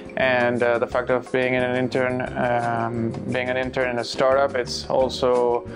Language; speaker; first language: English; non-native, fluent; Spanish